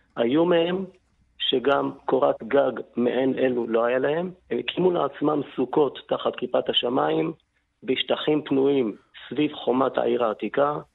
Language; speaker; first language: Hebrew; non-native, fluent; Arabic